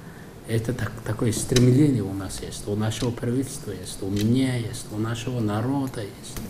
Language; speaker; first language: Russian; non-native, fluent; Mongolian